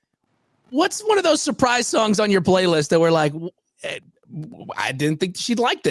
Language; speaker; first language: English; native; English